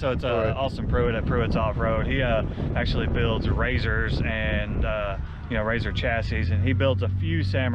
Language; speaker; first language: English; native; English